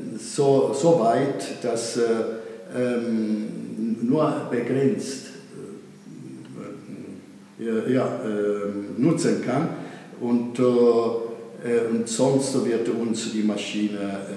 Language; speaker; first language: German; non-native, learner; Italian